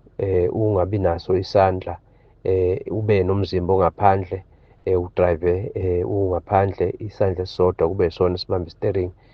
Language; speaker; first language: Zulu; native; Zulu